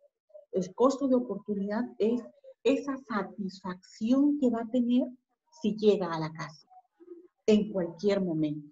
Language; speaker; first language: Spanish; native; Spanish